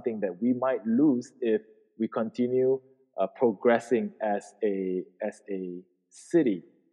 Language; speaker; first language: English; non-native, local second language; Min Nan Chinese